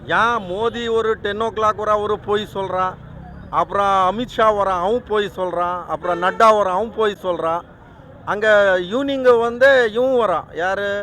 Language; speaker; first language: Tamil; non-native, local second language; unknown